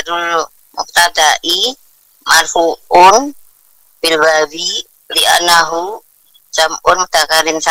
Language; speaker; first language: Arabic; non-native, learner; Indonesian